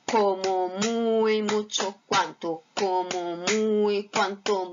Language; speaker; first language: Spanish; non-native, fluent; Portuguese